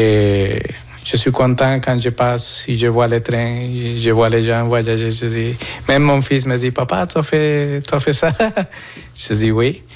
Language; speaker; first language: French; non-native, fluent; Spanish